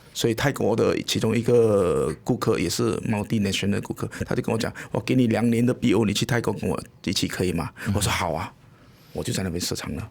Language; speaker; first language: Chinese; native; Chinese